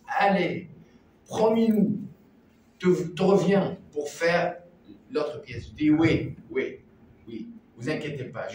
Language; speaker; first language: French; non-native, learner; Arabic